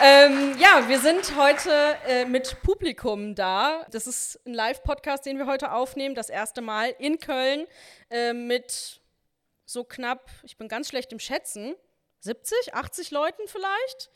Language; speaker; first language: German; native; German